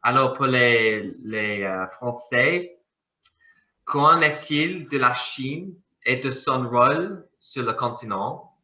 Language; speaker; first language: French; non-native, learner; English